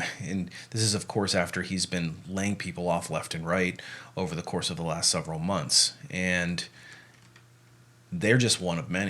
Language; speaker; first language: English; native; English